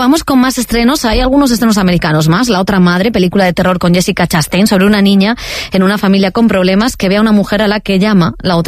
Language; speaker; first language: Spanish; native; Spanish